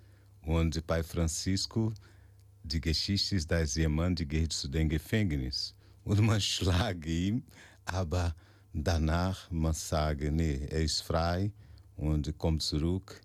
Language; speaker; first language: German; non-native, fluent; Portuguese